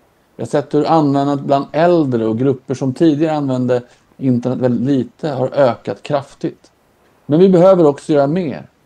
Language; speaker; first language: Swedish; native; Swedish